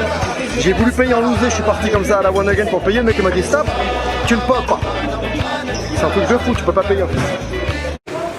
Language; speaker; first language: French; native; French